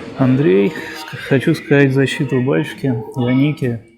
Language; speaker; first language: Russian; native; Russian